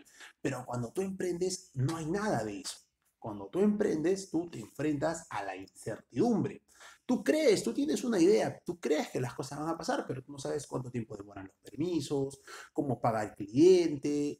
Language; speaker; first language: Spanish; native; Spanish